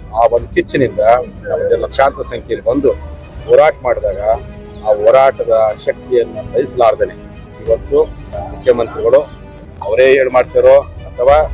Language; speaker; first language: Kannada; native; Kannada